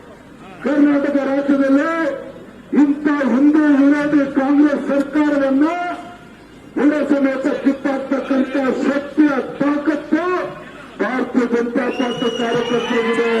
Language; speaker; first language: Kannada; native; Kannada